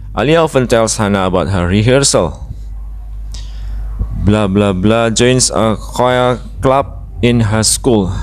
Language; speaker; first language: English; non-native, fluent; Indonesian